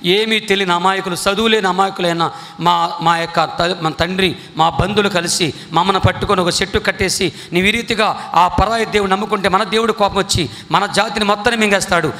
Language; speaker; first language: Telugu; non-native, local second language; Koya